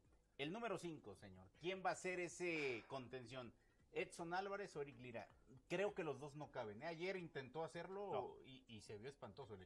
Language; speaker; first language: Spanish; native; Spanish